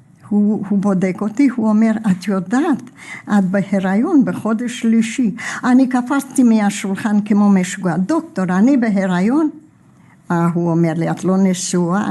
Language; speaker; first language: Hebrew; non-native, fluent; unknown